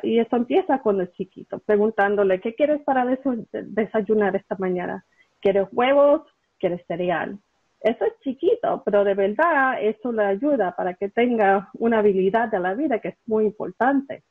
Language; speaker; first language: Spanish; early bilingual, heritage; Spanish